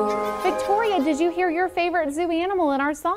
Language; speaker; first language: English; native; English